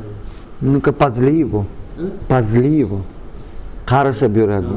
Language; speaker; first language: Russian; non-native, local second language; Tajik